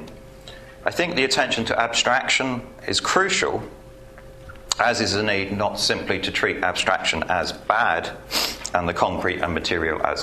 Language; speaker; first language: English; native; English